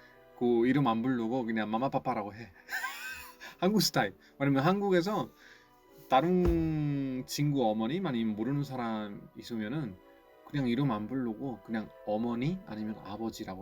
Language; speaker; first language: Korean; non-native, fluent; Spanish